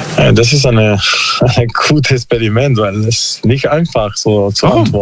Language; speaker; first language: German; non-native, learner; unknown